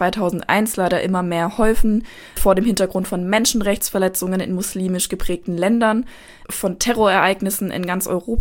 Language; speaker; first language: German; native; German